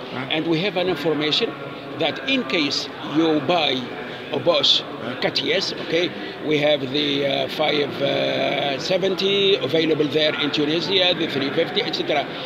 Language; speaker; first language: English; non-native, fluent; Arabic